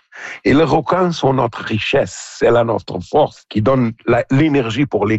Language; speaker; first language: French; non-native, local second language; Portuguese